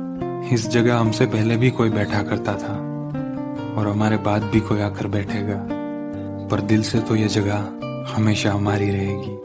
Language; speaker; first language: Hindi; native; Hindi